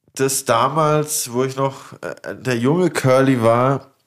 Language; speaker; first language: German; native; German